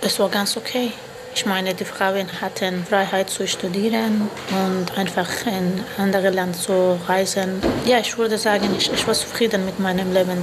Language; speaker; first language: German; non-native, fluent; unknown